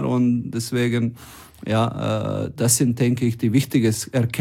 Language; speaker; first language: German; non-native, fluent; Croatian